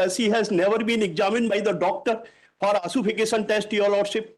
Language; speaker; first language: English; non-native, local second language; Hindi